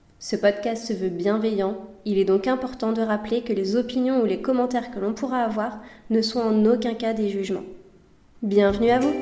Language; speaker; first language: French; native; French